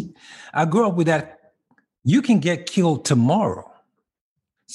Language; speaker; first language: English; non-native, local second language; Yoruba